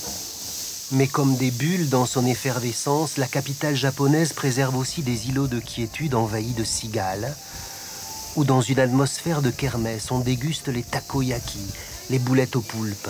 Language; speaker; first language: French; native; French